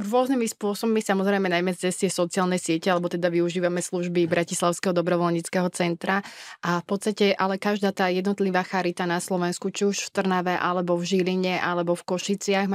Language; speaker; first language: Slovak; native; Slovak